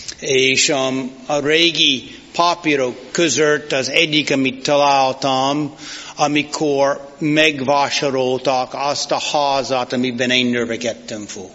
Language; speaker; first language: Hungarian; non-native, fluent; English